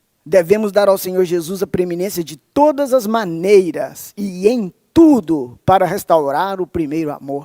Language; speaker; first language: Portuguese; native; Portuguese